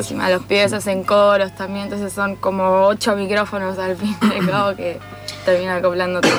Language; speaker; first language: Spanish; native; Spanish